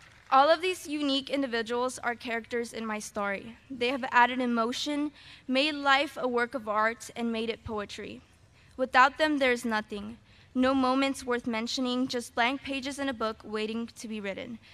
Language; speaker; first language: English; early bilingual, other home language; Spanish